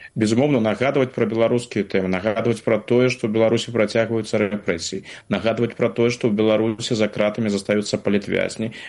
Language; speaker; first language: Belarusian; non-native, local second language; Russian